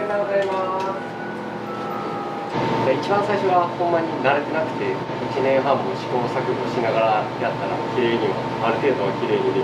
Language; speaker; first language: Japanese; native; Japanese